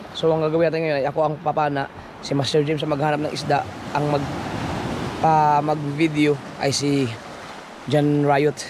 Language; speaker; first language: Filipino; non-native, local second language; Cebuano